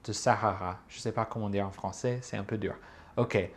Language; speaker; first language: French; non-native, fluent; English